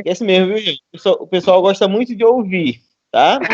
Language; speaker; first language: Portuguese; native; Portuguese